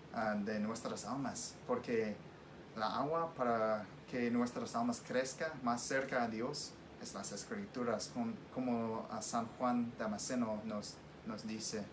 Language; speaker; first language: Spanish; non-native, fluent; English